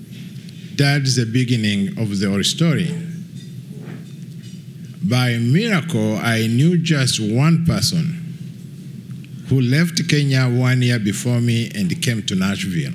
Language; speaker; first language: English; non-native, local second language; Kinyarwanda